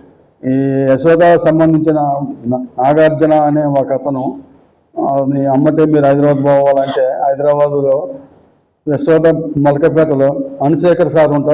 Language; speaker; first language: Telugu; native; Telugu